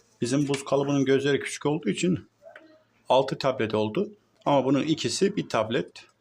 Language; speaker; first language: Turkish; native; Turkish